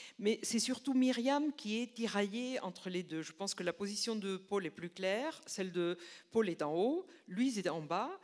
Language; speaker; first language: French; non-native, fluent; Spanish